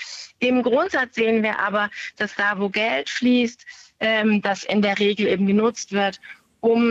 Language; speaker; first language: German; native; German